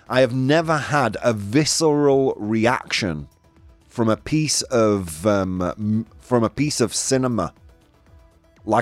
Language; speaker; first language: English; native; English